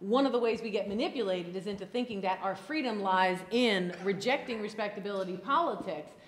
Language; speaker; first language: English; native; English